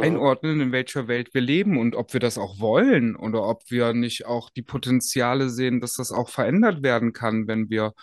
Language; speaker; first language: German; native; German